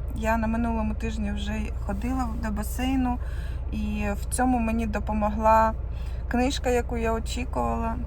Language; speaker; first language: Ukrainian; non-native, local second language; Russian